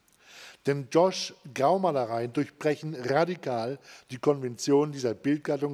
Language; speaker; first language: German; native; German